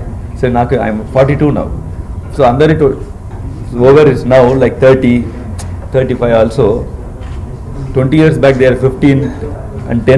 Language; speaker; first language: Telugu; non-native, local second language; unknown